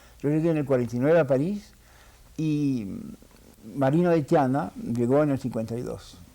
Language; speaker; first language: Spanish; early bilingual, heritage; French